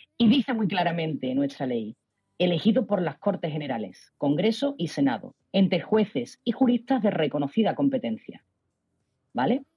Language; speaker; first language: Spanish; native; Spanish